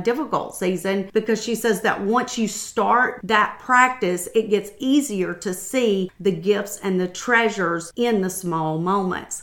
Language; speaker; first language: English; native; English